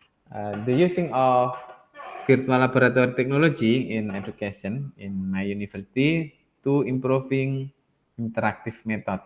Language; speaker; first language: English; non-native, learner; Indonesian